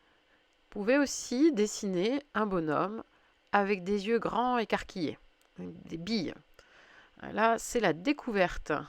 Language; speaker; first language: French; native; French